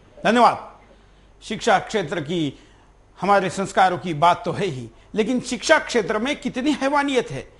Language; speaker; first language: Hindi; non-native, local second language; Marathi